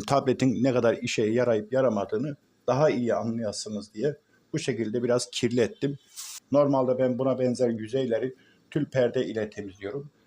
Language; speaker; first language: Turkish; native; Turkish